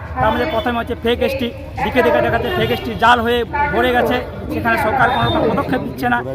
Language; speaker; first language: Bangla; non-native, local second language; Santali